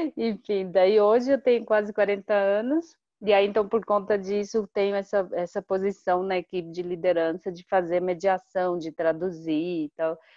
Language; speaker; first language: Portuguese; non-native, local second language; Guarani